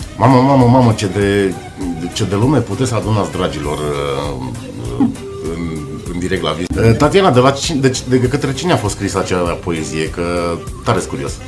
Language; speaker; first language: Romanian; native; Romanian